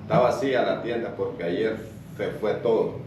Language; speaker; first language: Spanish; native; Spanish